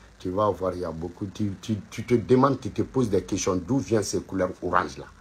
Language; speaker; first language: French; non-native, local second language; Bambara